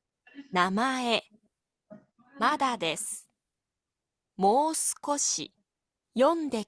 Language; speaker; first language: Japanese; non-native, learner; Filipino